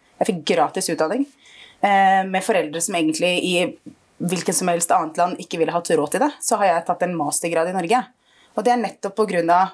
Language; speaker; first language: Norwegian; early bilingual, other home language; Arabic